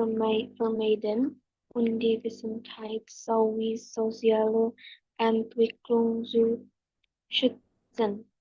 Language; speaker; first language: German; non-native, learner; Indonesian